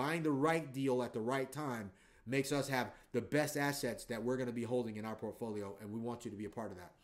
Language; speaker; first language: English; native; English